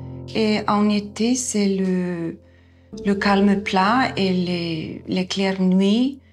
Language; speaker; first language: French; non-native, fluent; Icelandic